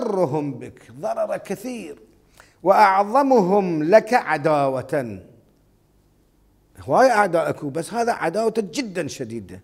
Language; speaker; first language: Arabic; native; Arabic